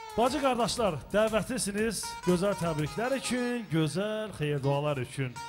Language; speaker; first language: Azerbaijani; non-native, local second language; Avaric